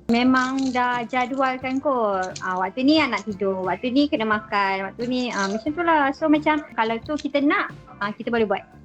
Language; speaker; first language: Malay; native; Malay